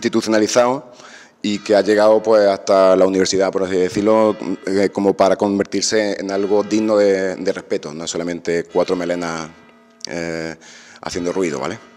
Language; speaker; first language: Spanish; native; Spanish